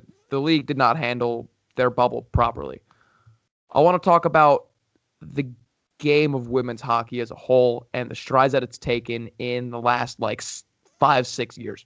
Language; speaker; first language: English; native; English